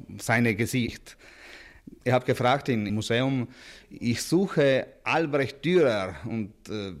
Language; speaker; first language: German; non-native, local second language; Italian